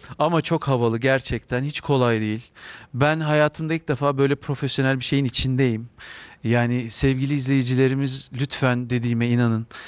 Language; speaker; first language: Turkish; native; Turkish